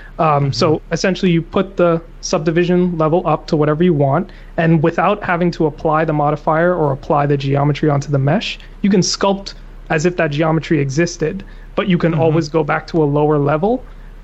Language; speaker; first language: English; native; English